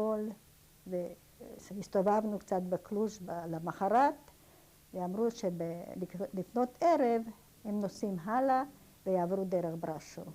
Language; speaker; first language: Hebrew; non-native, fluent; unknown